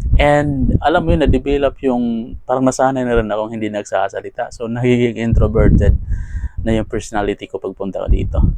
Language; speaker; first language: Filipino; non-native, local second language; Cebuano